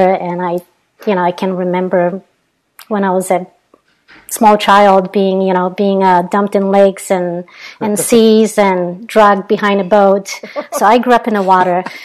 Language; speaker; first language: English; non-native, fluent; Polish